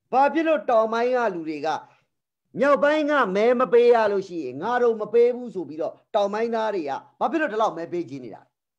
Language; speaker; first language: Burmese; non-native, local second language; Rohingya